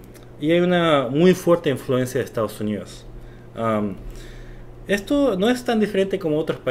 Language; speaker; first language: Spanish; non-native, fluent; Korean